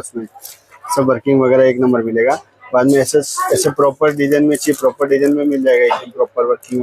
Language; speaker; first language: Hindi; non-native, local second language; Marathi